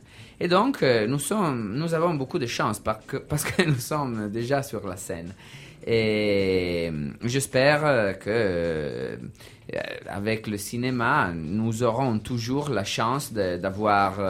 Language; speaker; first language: French; non-native, learner; Italian